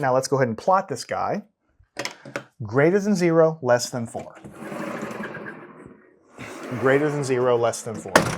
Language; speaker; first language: English; native; English